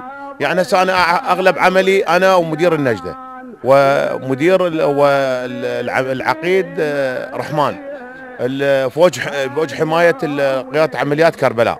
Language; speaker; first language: Arabic; native; Arabic